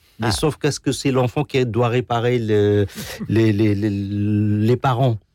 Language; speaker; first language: French; non-native, local second language; Kabyle